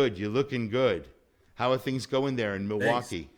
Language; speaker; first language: English; native; English